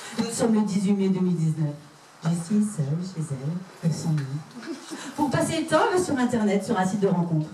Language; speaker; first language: French; native; French